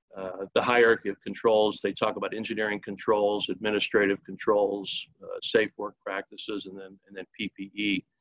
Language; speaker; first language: English; native; English